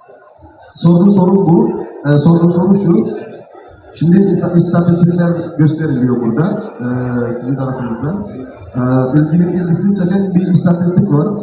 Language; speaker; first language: Turkish; non-native, fluent; Indonesian